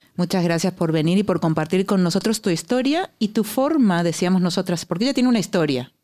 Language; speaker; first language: Spanish; native; Spanish